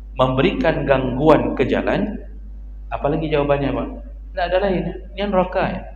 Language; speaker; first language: Malay; non-native, local second language; Achinese